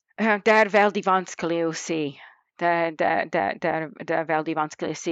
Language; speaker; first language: Norwegian; non-native, fluent; English